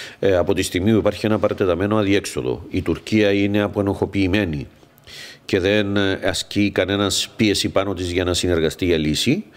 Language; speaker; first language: Greek; native; Greek